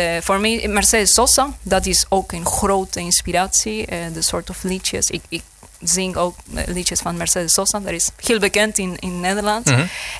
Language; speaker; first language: Dutch; non-native, learner; Spanish